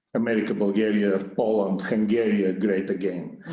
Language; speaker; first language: English; non-native, fluent; Bulgarian